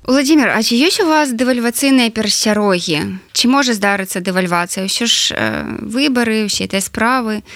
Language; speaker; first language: Belarusian; native; Belarusian